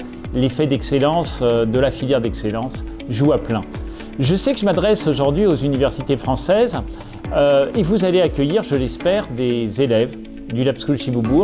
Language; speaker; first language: French; native; French